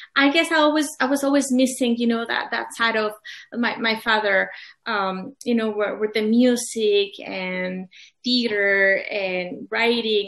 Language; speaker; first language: English; non-native, fluent; Spanish